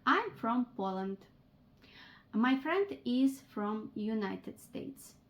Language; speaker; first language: English; non-native, fluent; Ukrainian